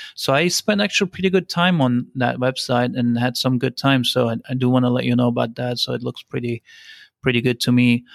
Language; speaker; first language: English; non-native, fluent; Turkish